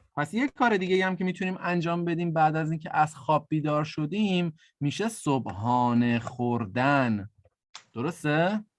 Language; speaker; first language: Persian; native; Persian